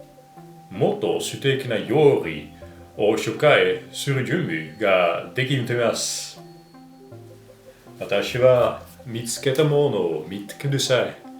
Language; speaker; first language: Japanese; non-native, fluent; Dutch